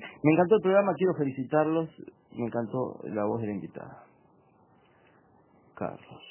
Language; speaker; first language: Spanish; native; Spanish